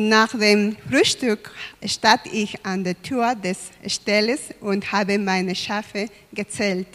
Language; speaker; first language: German; non-native, fluent; Spanish